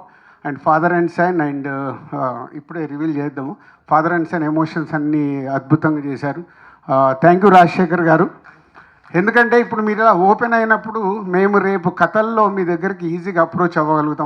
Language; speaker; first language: Telugu; native; Telugu